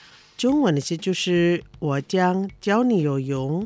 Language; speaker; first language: Chinese; non-native, fluent; Indonesian